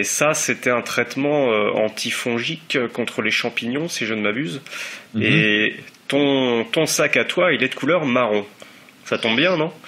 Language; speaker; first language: French; native; French